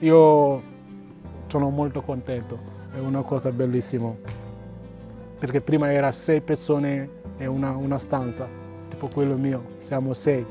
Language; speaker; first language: Italian; non-native, learner; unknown